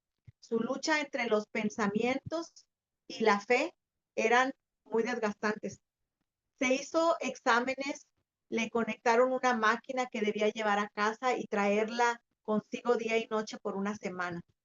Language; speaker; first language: Spanish; native; Spanish